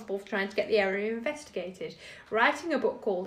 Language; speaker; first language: English; native; English